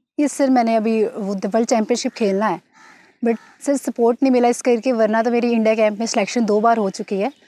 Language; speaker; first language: Hindi; native; Hindi